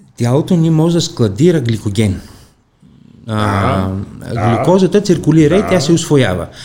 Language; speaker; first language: Bulgarian; non-native, fluent; Greek